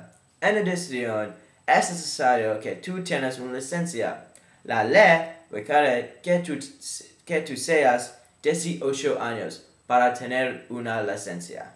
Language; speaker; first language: Spanish; non-native, learner; English